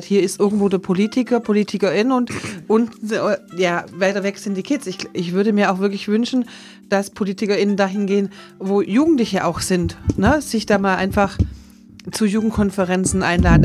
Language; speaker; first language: German; native; German